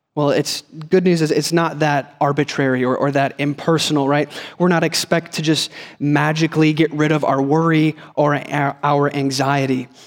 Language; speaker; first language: English; native; English